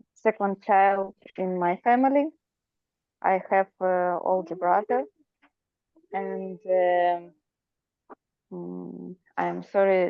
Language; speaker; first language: English; non-native, learner; Ukrainian